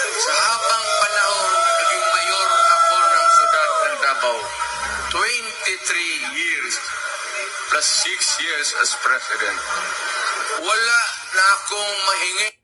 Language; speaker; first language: Filipino; non-native, local second language; Cebuano